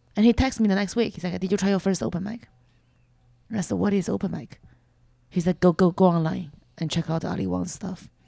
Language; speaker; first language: English; non-native, fluent; Chinese